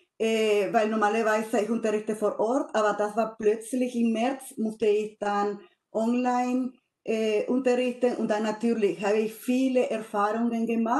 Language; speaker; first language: German; non-native, fluent; Spanish